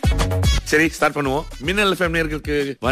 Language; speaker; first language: Tamil; non-native, local second language; English